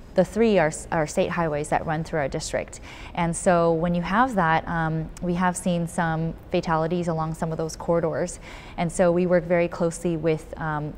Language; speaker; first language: English; native; English